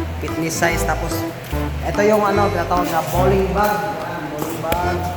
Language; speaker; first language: Filipino; native; Filipino